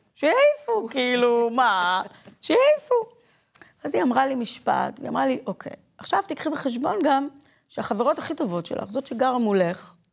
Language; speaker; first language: Hebrew; native; Hebrew